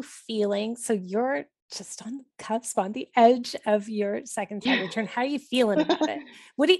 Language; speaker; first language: English; native; English